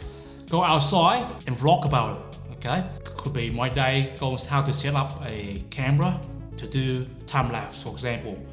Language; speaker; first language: English; non-native, fluent; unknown